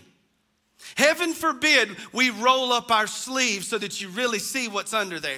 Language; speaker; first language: English; native; English